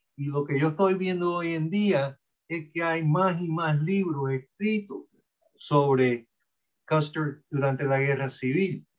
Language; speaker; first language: Spanish; early bilingual, heritage; Spanish